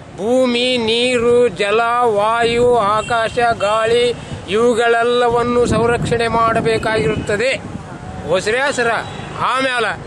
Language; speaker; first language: Kannada; native; Kannada